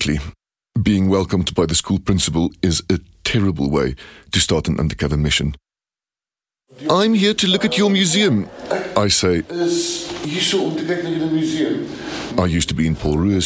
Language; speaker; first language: English; non-native, local second language; Dutch